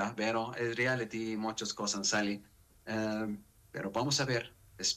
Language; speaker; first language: Spanish; non-native, learner; Arabic